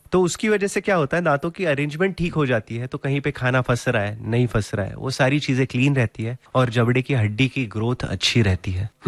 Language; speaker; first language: Hindi; non-native, local second language; Marathi